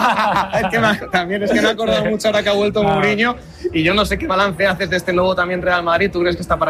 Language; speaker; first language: Spanish; native; Spanish